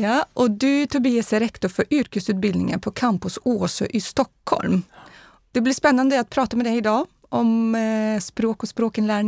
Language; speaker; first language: Swedish; non-native, fluent; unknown